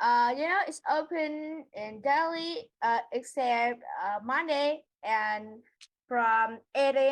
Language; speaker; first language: English; non-native, learner; Vietnamese